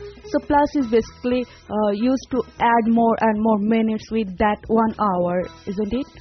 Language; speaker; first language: English; non-native, local second language; Bangla